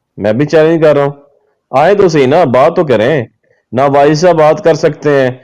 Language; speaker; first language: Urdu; non-native, local second language; Punjabi